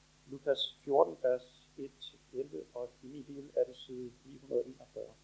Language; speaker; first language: Danish; native; Danish